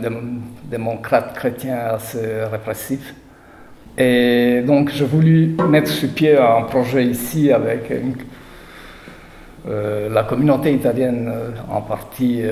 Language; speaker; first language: French; non-native, fluent; Italian